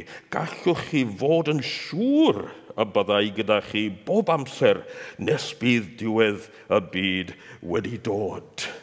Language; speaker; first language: Welsh; non-native, fluent; English